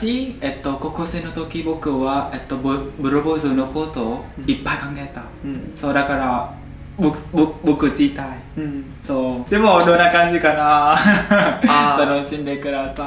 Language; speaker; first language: Japanese; non-native, learner; Vietnamese